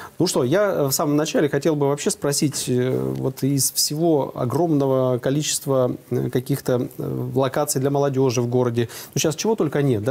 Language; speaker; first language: Russian; native; Russian